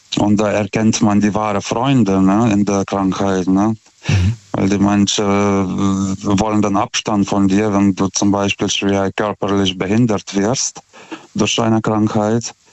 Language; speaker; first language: German; non-native, fluent; Lithuanian